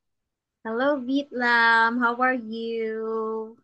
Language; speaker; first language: English; non-native, local second language; Filipino